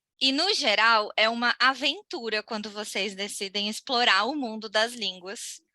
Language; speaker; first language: Portuguese; native; Portuguese